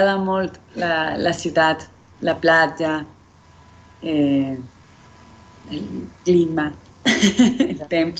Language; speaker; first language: Catalan; non-native, learner; Spanish